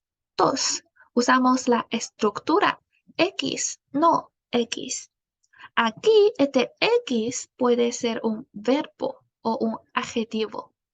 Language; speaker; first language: Spanish; non-native, fluent; Chinese